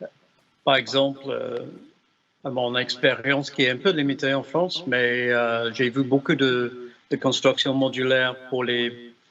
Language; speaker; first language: French; non-native, fluent; English